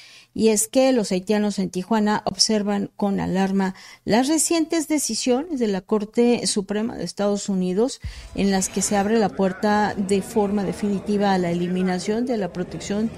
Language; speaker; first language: Spanish; native; Spanish